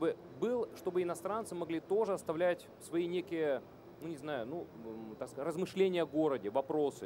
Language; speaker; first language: Russian; native; Russian